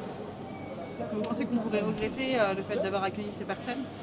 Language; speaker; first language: French; native; French